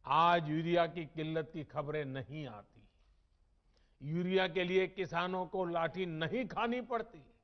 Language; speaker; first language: Hindi; non-native, local second language; Gujarati